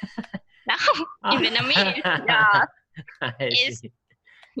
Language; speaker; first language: English; non-native, learner; Vietnamese